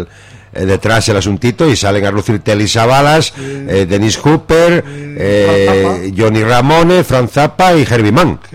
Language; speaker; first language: Spanish; native; Spanish